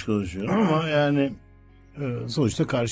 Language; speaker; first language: Turkish; native; Turkish